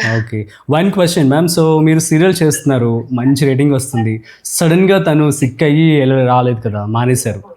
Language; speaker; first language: Telugu; native; Telugu